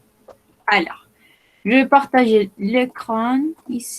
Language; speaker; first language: French; non-native, fluent; Spanish